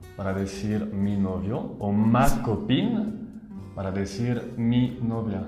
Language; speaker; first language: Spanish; non-native, fluent; French